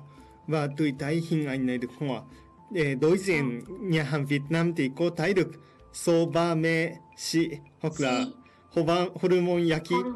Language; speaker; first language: Vietnamese; non-native, fluent; Japanese